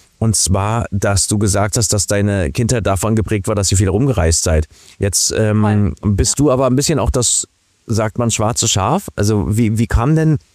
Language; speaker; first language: German; native; German